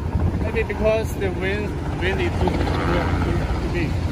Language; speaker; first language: English; non-native, learner; Chinese